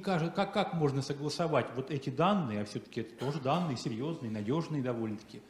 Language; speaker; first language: Russian; native; Russian